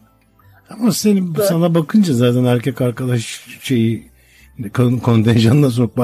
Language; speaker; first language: Turkish; native; Turkish